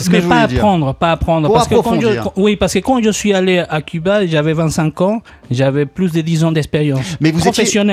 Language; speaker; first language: French; non-native, fluent; Spanish